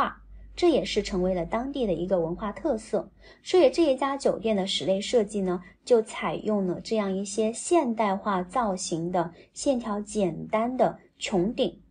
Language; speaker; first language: Chinese; native; Chinese